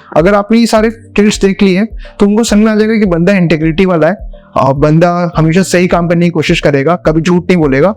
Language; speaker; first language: Hindi; native; Hindi